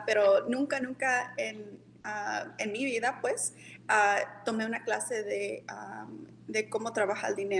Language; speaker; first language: Spanish; early bilingual, heritage; Spanish